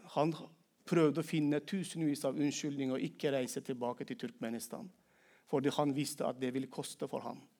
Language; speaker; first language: Norwegian; non-native, fluent; Turkmen